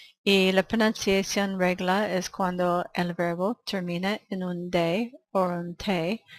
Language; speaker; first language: Spanish; non-native, fluent; English